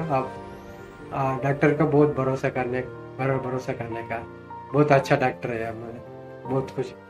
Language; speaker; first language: Hindi; non-native, local second language; Tamil